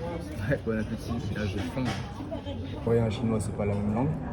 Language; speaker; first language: French; native; French